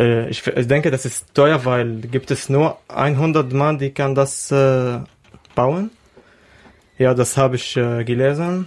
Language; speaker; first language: German; non-native, learner; Arabic